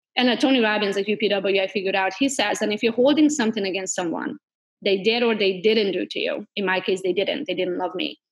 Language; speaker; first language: English; non-native, fluent; Hungarian